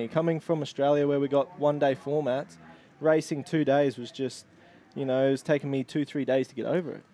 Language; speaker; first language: English; native; English